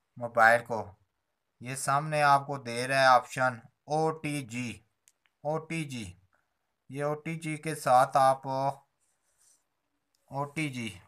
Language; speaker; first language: Urdu; non-native, local second language; Pahari-Potwari